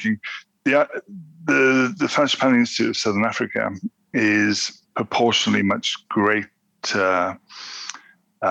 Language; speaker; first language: English; native; English